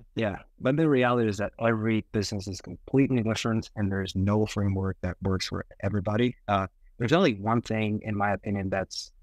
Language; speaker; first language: English; non-native, fluent; Portuguese